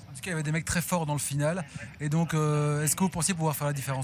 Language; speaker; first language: French; native; French